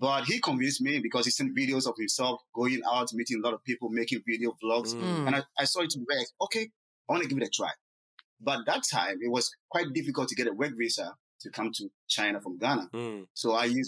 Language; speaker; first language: English; non-native, local second language; Akan